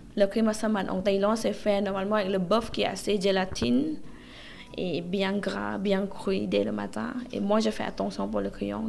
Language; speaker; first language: French; non-native, learner; Thai